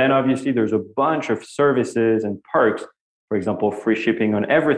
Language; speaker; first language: English; non-native, fluent; French